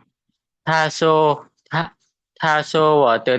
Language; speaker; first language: Chinese; non-native, learner; Lao